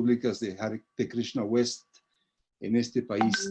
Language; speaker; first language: Spanish; native; Spanish